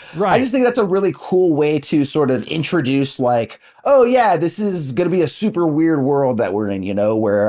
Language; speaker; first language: English; native; English